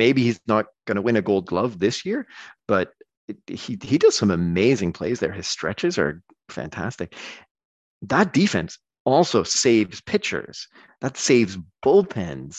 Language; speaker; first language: English; native; English